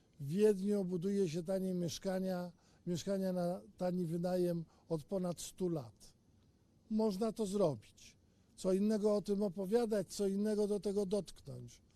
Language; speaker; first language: Polish; native; Polish